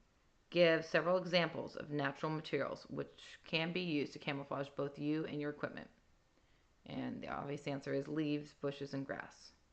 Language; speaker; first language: English; native; English